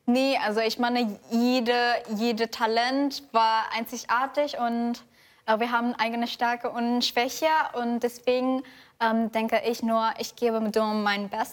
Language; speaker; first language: German; non-native, fluent; Indonesian